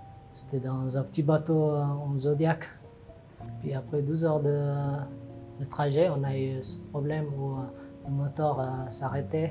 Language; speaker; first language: French; non-native, fluent; Tigrinya